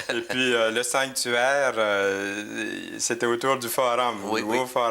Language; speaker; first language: French; native; French